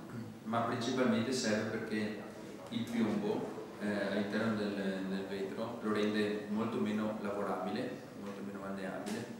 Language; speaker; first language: Italian; native; Italian